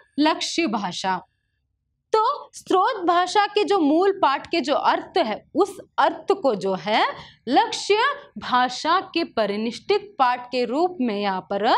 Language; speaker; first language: Hindi; non-native, local second language; Kannada